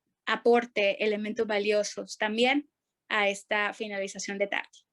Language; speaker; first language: Spanish; native; Spanish